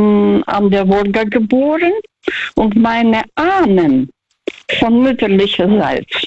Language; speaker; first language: German; non-native, fluent; Russian